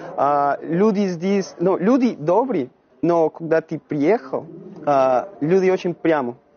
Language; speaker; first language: Russian; non-native, learner; Spanish